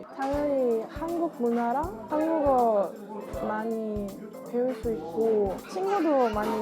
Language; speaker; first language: Korean; non-native, learner; German